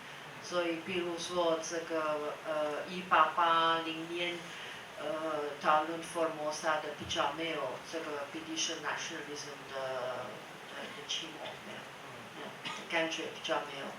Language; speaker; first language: Chinese; non-native, fluent; Dutch